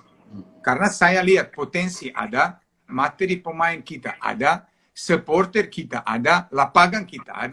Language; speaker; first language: Indonesian; non-native, fluent; Serbian